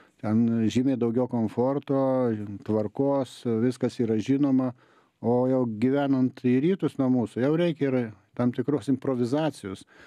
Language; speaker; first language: Lithuanian; native; Lithuanian